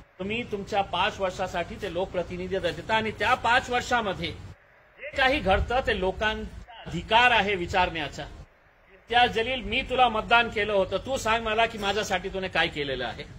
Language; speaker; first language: Marathi; non-native, local second language; Urdu